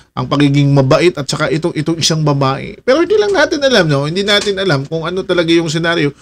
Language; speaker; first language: Filipino; non-native, local second language; Waray